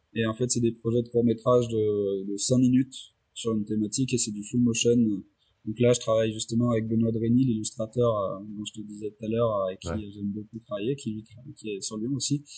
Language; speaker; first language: French; native; French